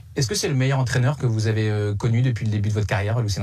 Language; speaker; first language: French; native; French